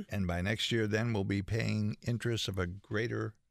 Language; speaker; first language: English; native; English